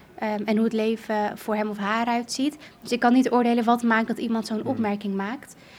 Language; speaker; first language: Dutch; early bilingual, other home language; Kurdish